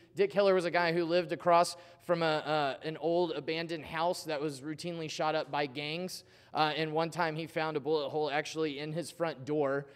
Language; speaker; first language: English; native; English